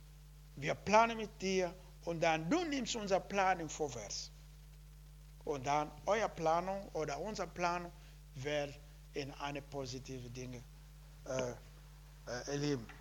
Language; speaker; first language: German; non-native, learner; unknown